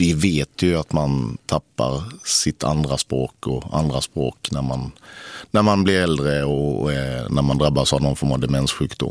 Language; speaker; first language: Swedish; native; Swedish